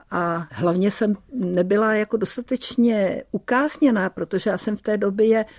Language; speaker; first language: Czech; early bilingual, heritage; Czech